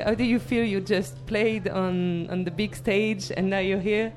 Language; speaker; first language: English; non-native, fluent; French